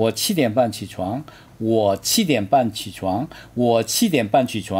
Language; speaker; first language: Chinese; non-native, learner; Korean